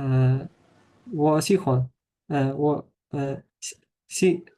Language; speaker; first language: Chinese; non-native, learner; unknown